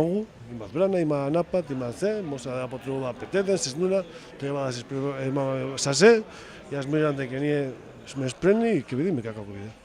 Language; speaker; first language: Macedonian; non-native, fluent; Spanish